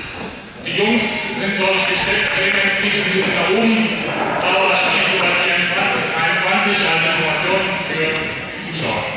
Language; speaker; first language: German; native; German